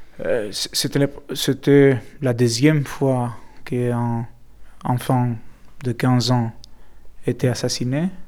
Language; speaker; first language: French; non-native, learner; Greek